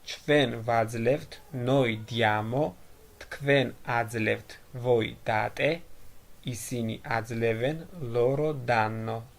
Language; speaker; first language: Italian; non-native, fluent; Georgian